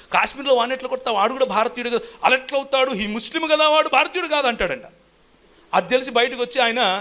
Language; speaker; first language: Telugu; native; Telugu